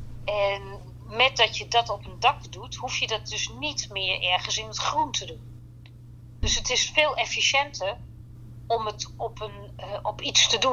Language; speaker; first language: Dutch; native; Dutch